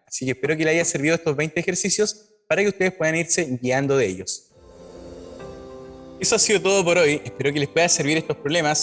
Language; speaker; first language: Spanish; native; Spanish